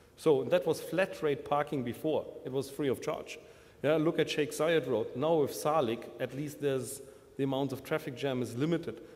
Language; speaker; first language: English; non-native, fluent; German